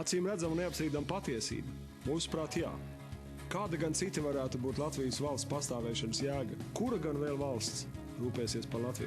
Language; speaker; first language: Latvian; native; Latvian